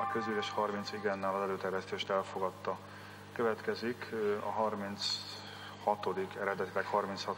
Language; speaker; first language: Hungarian; native; Hungarian